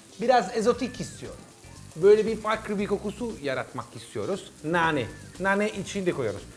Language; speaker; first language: Turkish; non-native, learner; Italian